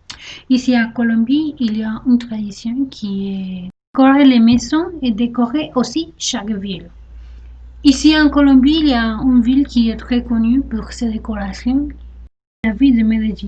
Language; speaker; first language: French; non-native, learner; Spanish